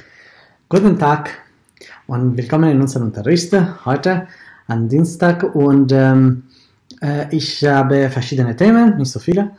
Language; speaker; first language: German; non-native, fluent; Italian